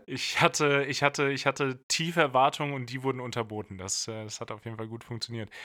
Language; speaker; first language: German; native; German